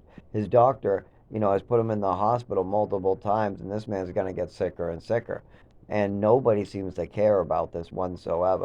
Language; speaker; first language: English; native; English